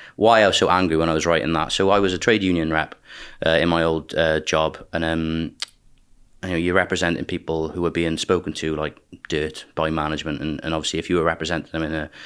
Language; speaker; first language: English; native; English